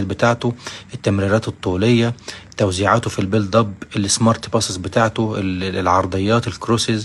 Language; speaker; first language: Arabic; native; Arabic